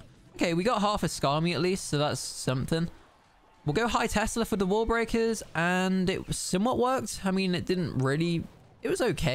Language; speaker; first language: English; native; English